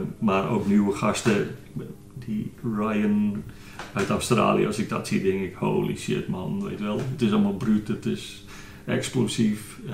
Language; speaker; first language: Dutch; non-native, local second language; Western Frisian